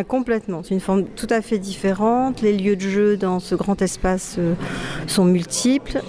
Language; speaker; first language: French; native; French